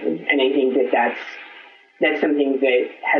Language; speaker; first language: English; non-native, local second language; Filipino